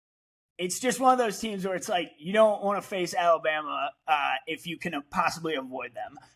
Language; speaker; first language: English; native; English